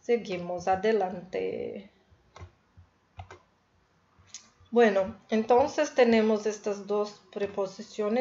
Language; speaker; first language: Spanish; non-native, fluent; Portuguese